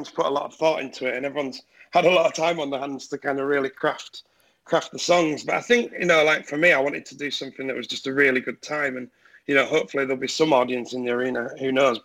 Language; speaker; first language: English; native; English